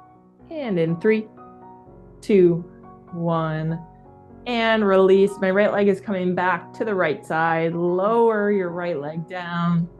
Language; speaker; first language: English; native; English